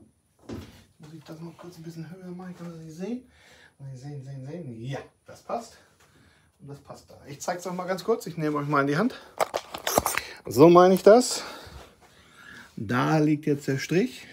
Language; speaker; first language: German; native; German